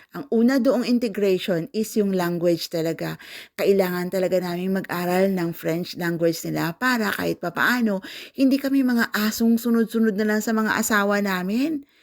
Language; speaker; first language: Filipino; non-native, local second language; Cebuano